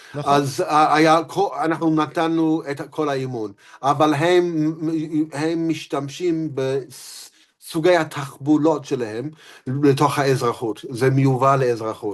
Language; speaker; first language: Hebrew; non-native, fluent; English